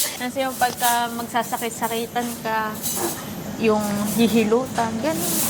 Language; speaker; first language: Filipino; native; Filipino